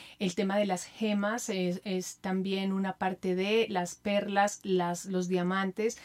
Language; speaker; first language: Spanish; native; Spanish